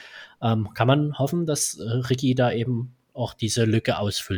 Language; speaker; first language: German; native; German